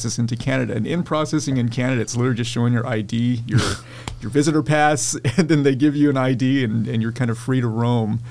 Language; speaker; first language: English; native; English